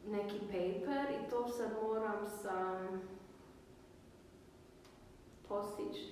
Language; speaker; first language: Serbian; early bilingual, heritage; Serbian